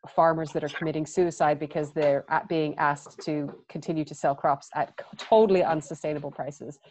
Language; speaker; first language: English; native; English